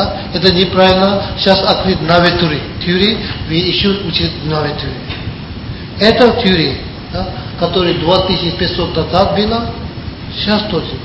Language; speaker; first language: Russian; non-native, learner; Tibetan